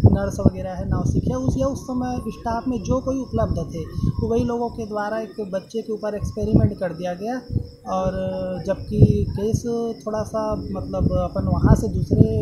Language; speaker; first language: Hindi; native; Hindi